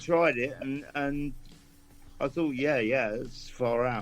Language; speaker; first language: English; native; English